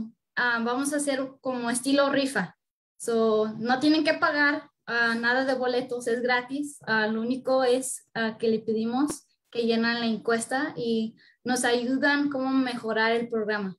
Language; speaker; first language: Spanish; early bilingual, heritage; Spanish